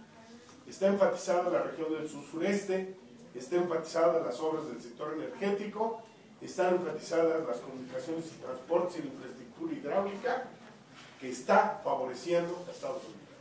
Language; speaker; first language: Spanish; native; Spanish